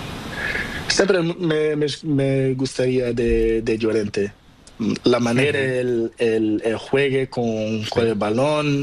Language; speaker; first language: Spanish; non-native, learner; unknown